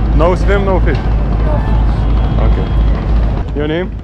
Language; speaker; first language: English; non-native, learner; Lithuanian